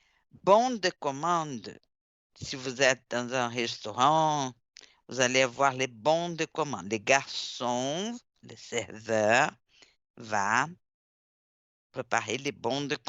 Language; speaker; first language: French; non-native, fluent; Portuguese